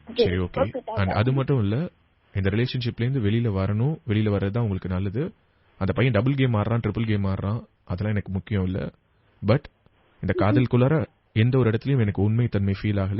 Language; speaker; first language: Tamil; native; Tamil